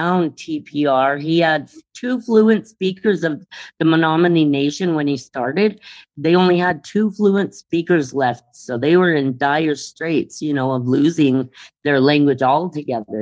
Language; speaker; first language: English; native; English